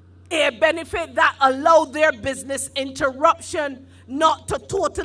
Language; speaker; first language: English; native; English